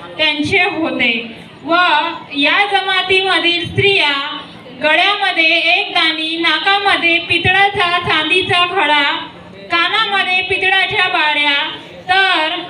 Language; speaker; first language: Marathi; native; Marathi